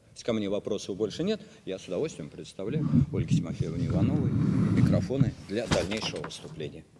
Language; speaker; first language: Russian; native; Russian